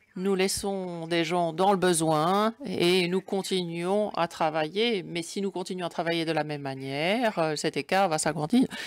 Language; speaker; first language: French; non-native, fluent; German